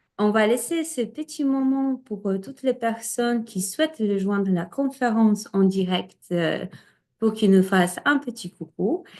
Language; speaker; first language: French; non-native, fluent; Polish